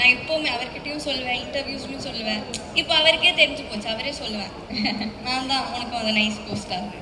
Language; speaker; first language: Tamil; non-native, fluent; Malayalam